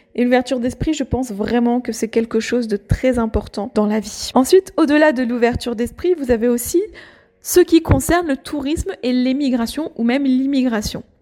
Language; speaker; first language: French; native; French